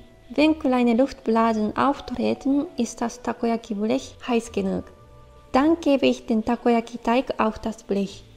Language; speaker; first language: German; non-native, fluent; Japanese